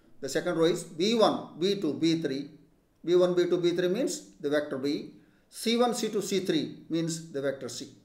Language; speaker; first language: English; non-native, local second language; Telugu